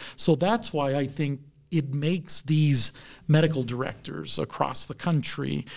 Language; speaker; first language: English; native; English